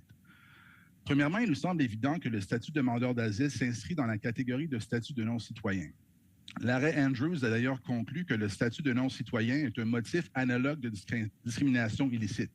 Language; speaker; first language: French; native; French